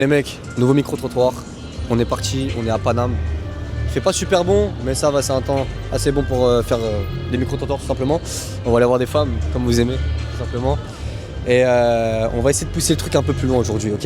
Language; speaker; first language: French; native; French